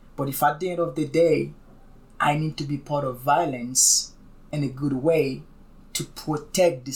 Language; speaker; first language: English; non-native, fluent; Haitian Creole